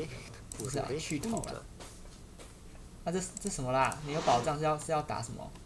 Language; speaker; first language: Chinese; native; Chinese